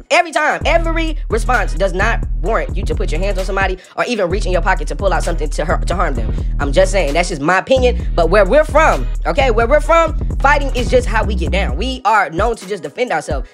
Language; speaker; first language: English; native; English